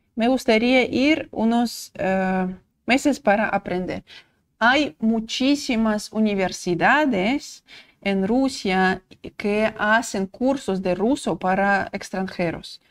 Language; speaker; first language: Spanish; non-native, fluent; Russian